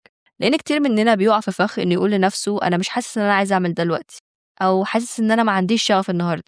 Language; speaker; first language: Arabic; native; Arabic